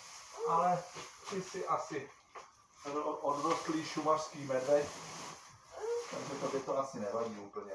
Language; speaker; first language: Czech; native; Czech